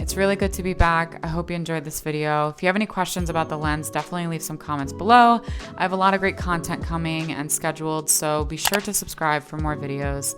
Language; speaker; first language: English; native; English